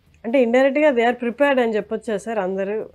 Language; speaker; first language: Telugu; native; Telugu